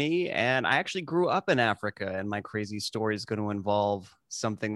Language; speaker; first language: English; native; English